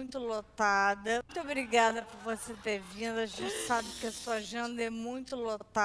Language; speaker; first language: Portuguese; native; Portuguese